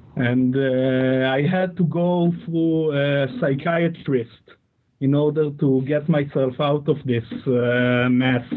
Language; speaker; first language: English; non-native, fluent; Hebrew